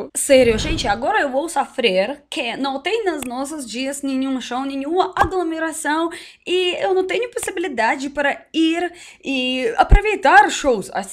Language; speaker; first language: Portuguese; non-native, learner; Russian